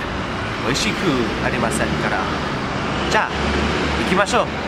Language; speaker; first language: Japanese; non-native, learner; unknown